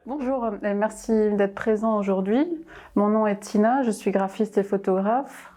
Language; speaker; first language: French; non-native, local second language; Arabic